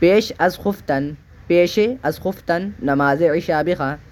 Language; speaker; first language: Persian; non-native, fluent; Urdu